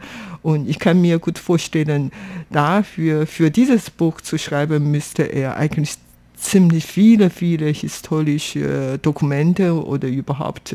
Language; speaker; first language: German; non-native, fluent; Chinese